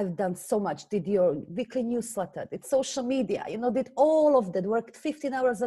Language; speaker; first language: English; non-native, fluent; Slovak